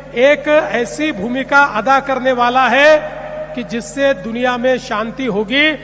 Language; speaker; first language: Hindi; non-native, local second language; Marathi